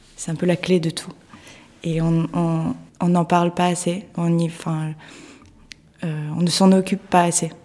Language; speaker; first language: French; early bilingual, other home language; Russian